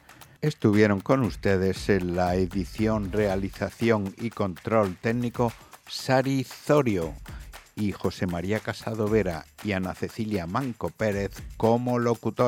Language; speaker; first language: Spanish; native; Spanish